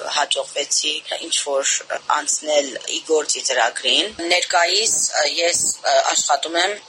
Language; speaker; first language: Armenian; early bilingual, heritage; Armenian